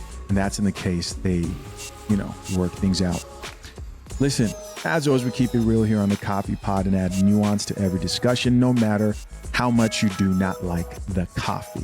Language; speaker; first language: English; native; English